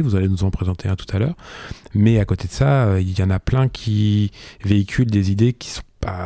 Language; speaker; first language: French; native; French